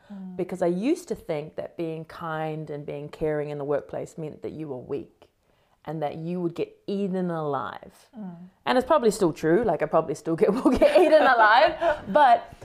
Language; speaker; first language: English; native; English